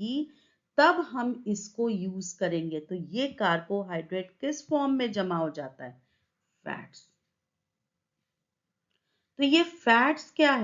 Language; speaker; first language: Hindi; native; Hindi